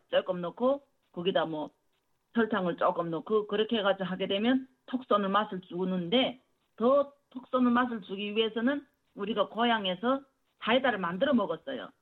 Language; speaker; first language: Korean; native; Korean